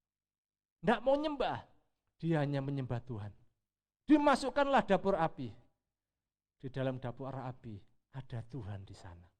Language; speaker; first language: Indonesian; native; Indonesian